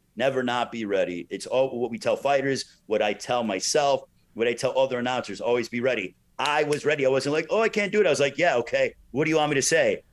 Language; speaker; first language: English; native; English